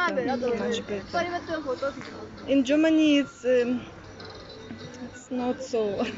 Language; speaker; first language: English; non-native, learner; Russian